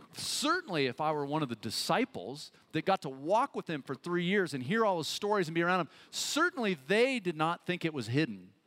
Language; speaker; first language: English; native; English